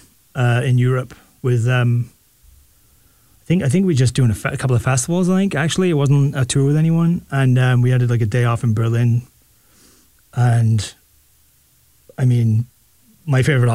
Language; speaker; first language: English; native; English